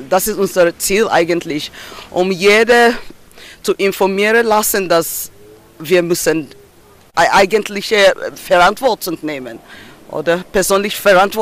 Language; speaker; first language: German; non-native, local second language; French